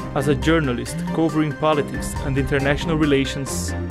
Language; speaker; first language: English; non-native, fluent; Portuguese